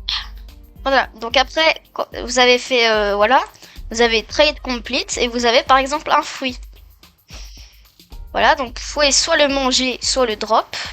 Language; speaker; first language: French; native; French